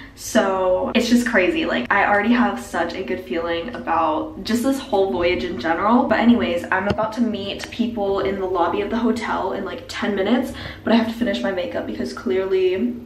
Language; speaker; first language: English; native; English